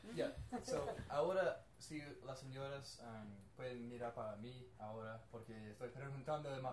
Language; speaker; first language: Spanish; non-native, learner; English